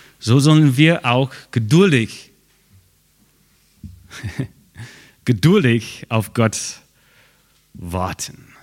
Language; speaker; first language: German; non-native, fluent; English